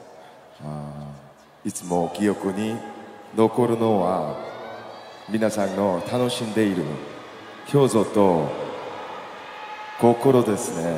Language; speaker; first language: Japanese; non-native, fluent; Korean